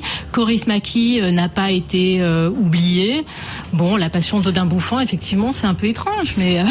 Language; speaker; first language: French; native; French